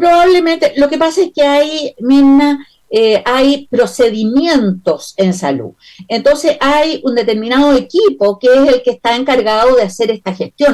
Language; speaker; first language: Spanish; native; Spanish